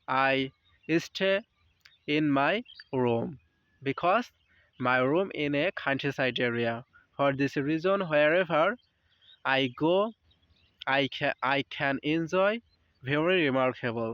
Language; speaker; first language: English; non-native, learner; Bangla